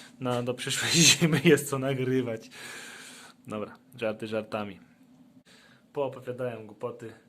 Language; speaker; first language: Polish; native; Polish